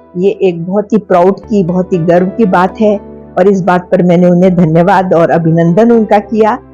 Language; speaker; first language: Hindi; non-native, local second language; Marathi